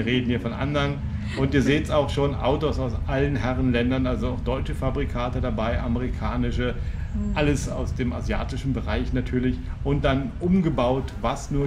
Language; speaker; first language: German; native; German